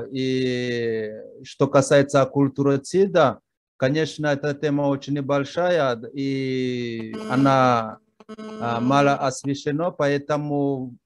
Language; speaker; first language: Russian; non-native, fluent; Kinyarwanda